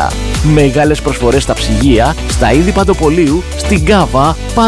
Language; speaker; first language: Greek; native; Greek